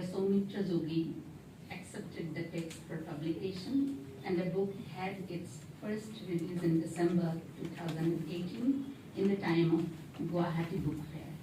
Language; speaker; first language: English; non-native, local second language; Assamese